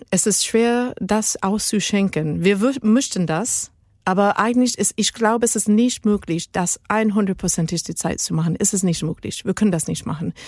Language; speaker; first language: German; non-native, learner; Spanish